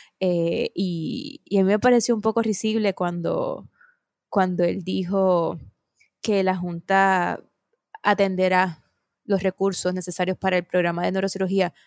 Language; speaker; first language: Spanish; native; Spanish